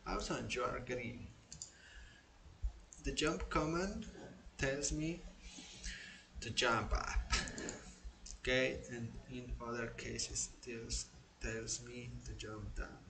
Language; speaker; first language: English; non-native, learner; Spanish